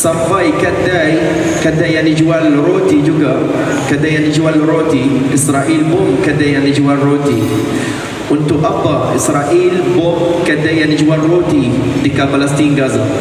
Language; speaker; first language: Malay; non-native, fluent; Arabic